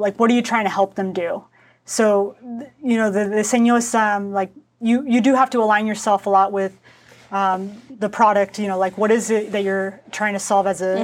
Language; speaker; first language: English; early bilingual, other home language; Spanish